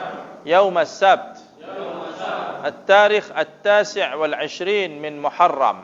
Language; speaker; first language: Arabic; non-native, fluent; Indonesian